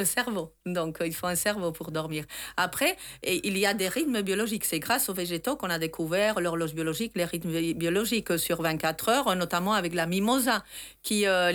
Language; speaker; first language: French; non-native, fluent; Spanish